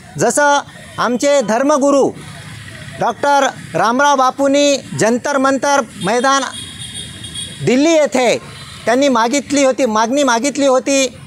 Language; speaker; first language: Marathi; non-native, local second language; Lambadi